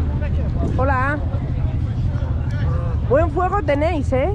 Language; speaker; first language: Spanish; native; Spanish